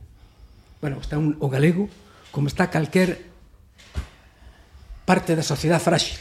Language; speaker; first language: Galician; native; Galician